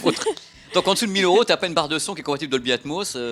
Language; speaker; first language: French; native; French